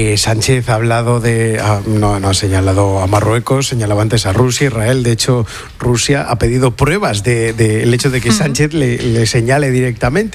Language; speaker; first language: Spanish; native; Spanish